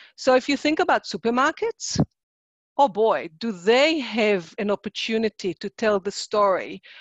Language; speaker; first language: English; non-native, fluent; Hebrew